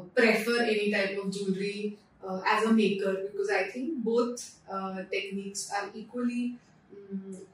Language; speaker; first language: English; non-native, local second language; Marathi